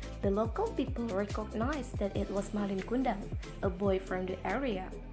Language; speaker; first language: English; non-native, fluent; Indonesian